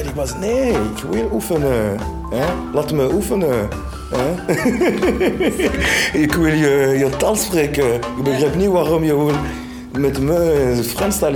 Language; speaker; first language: Dutch; non-native, learner; French